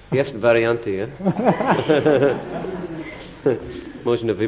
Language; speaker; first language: Russian; non-native, fluent; English